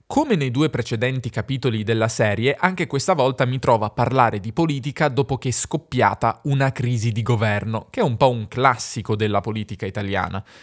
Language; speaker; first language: Italian; native; Italian